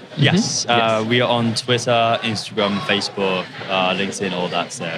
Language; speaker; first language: English; non-native, fluent; Japanese